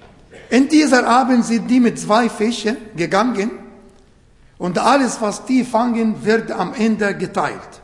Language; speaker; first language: German; non-native, learner; Arabic